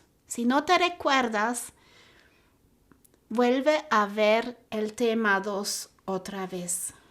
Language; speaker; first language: Spanish; non-native, fluent; German